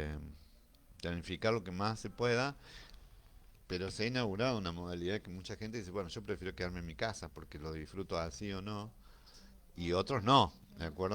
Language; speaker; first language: Spanish; native; Spanish